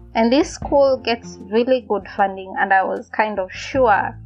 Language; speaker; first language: English; non-native, local second language; Gusii